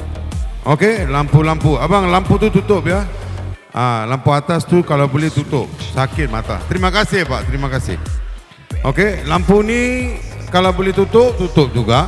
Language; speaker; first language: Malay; non-native, local second language; Tamil